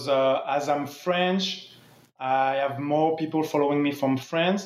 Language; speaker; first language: English; non-native, fluent; French